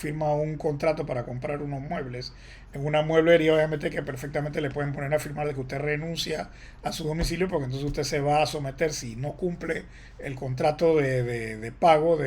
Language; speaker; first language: Spanish; native; Spanish